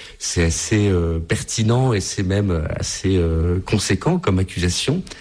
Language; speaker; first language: French; native; French